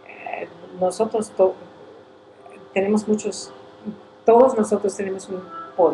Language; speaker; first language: Spanish; early bilingual, heritage; English